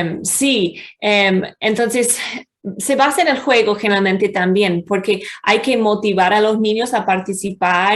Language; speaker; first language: Spanish; non-native, fluent; English